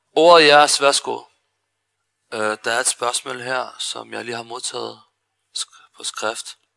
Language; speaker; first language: Danish; early bilingual, other home language; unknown